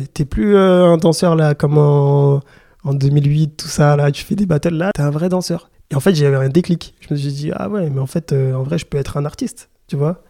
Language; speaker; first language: French; early bilingual, other home language; Lingala